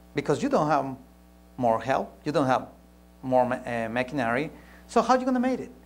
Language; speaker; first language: English; non-native, fluent; Spanish